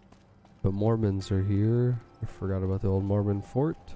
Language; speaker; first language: English; native; English